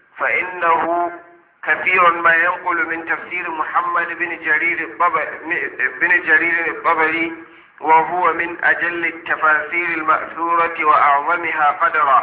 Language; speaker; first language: Arabic; non-native, fluent; Hausa